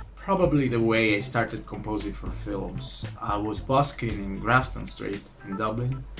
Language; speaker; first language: English; non-native, fluent; Italian